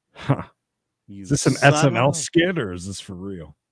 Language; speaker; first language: English; native; English